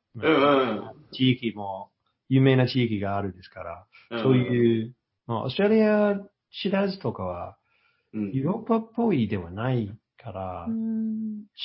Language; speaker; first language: Japanese; non-native, learner; English